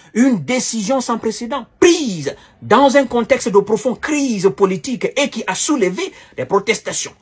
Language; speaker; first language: French; non-native, local second language; Wolof